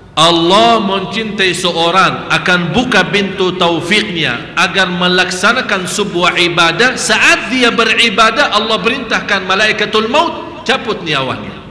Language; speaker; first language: Malay; non-native, fluent; Arabic